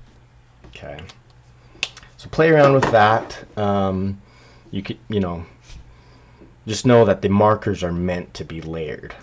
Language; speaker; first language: English; native; English